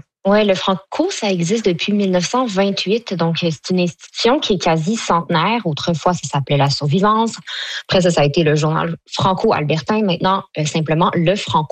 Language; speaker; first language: French; native; French